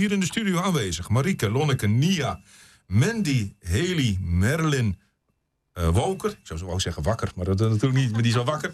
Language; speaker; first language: Dutch; native; Dutch